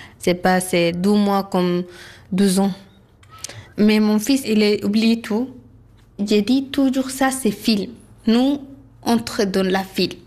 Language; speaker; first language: French; non-native, learner; Arabic